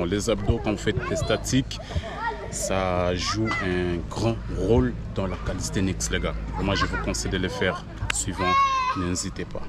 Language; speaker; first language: French; native; French